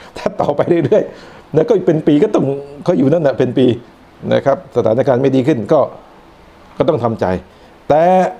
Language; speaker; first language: Thai; non-native, local second language; Northern Khmer